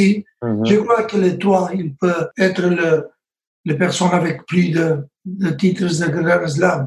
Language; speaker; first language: French; non-native, learner; Spanish